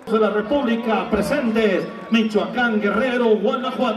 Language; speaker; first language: Spanish; native; Spanish